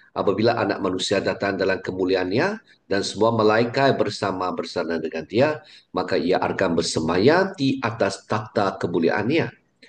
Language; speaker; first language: Malay; non-native, local second language; Chinese